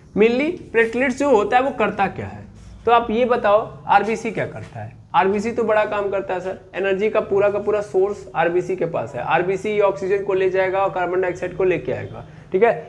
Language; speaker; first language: Hindi; native; Hindi